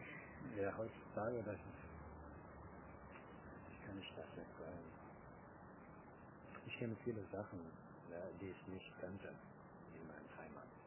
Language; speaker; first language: German; non-native, learner; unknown